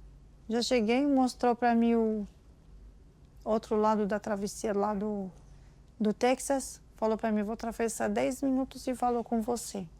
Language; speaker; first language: Portuguese; non-native, learner; Arabic